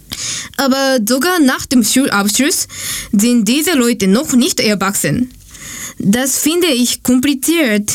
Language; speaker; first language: German; non-native, learner; Japanese